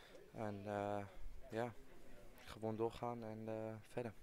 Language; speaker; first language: Dutch; non-native, fluent; German